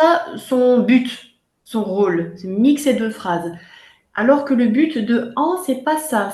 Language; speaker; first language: French; native; French